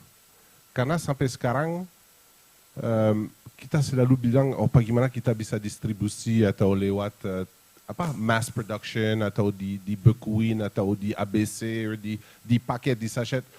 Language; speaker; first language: Indonesian; non-native, fluent; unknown